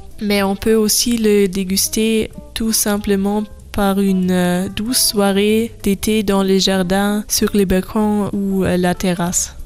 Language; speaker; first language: French; non-native, learner; German